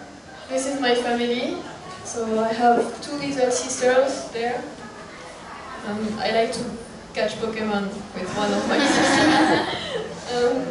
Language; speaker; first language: English; non-native, fluent; French